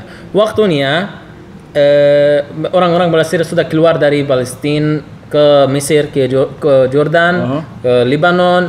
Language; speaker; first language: Indonesian; non-native, learner; Arabic